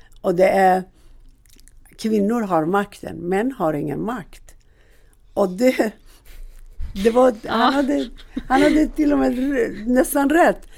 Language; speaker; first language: Swedish; non-native, fluent; Persian